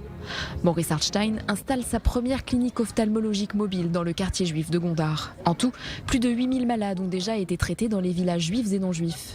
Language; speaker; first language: French; native; French